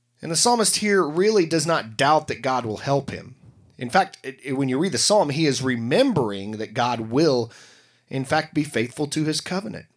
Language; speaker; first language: English; native; English